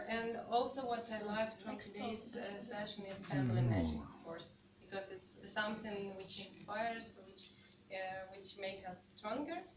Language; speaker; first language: English; non-native, fluent; Russian